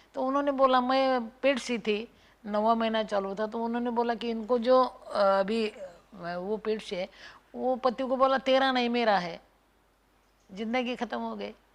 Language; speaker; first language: Hindi; non-native, local second language; Marathi